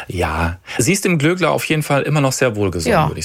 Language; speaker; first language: German; native; German